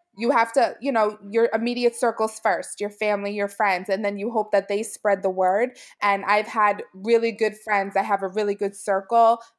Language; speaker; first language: English; native; English